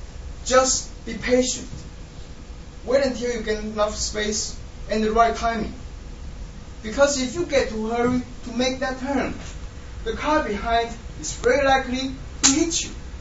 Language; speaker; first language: English; non-native, fluent; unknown